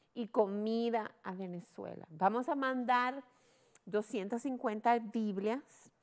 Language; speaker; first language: Spanish; early bilingual, heritage; Spanish